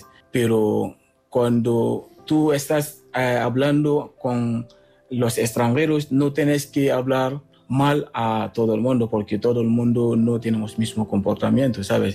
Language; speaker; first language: Spanish; non-native, learner; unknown